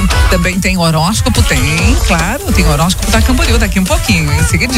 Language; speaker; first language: Portuguese; native; Portuguese